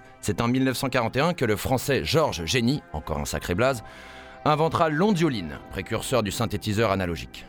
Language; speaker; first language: French; native; French